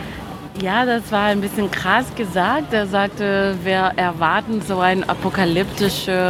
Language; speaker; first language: German; non-native, fluent; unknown